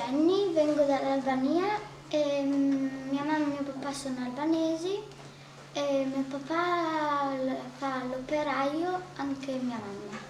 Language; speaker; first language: Italian; early bilingual, other home language; Albanian